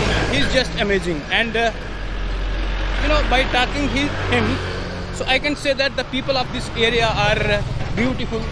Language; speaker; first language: English; non-native, local second language; Dogri